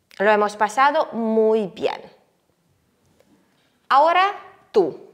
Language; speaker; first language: Spanish; non-native, fluent; Ukrainian